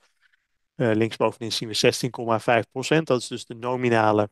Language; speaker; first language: Dutch; native; Dutch